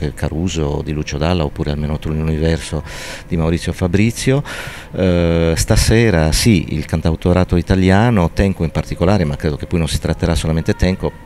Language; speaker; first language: Italian; native; Italian